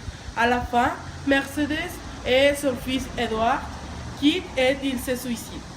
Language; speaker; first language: French; non-native, learner; Spanish